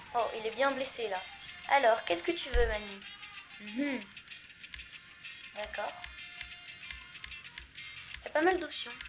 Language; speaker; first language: French; native; French